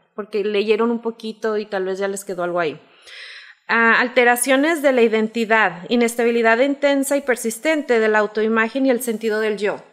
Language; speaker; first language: Spanish; native; Spanish